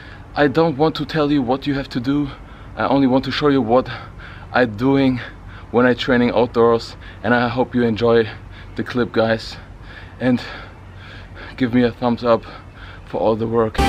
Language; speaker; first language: English; non-native, fluent; German